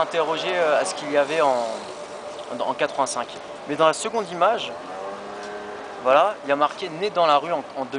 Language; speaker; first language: French; native; French